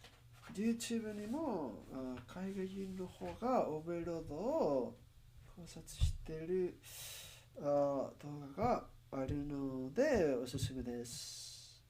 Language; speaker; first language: Japanese; non-native, learner; English